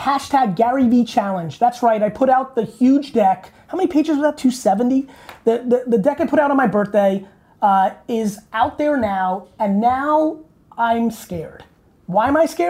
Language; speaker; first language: English; early bilingual, other home language; Russian